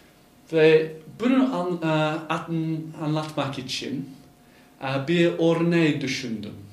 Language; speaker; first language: Turkish; non-native, fluent; English